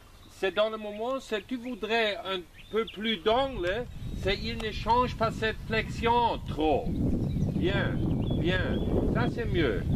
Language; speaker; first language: French; non-native, learner; German